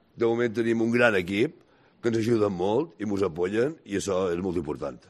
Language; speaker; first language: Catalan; native; Catalan